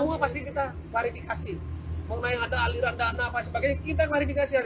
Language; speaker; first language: Indonesian; native; Indonesian